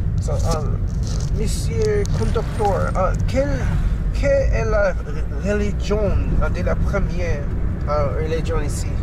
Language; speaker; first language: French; non-native, learner; English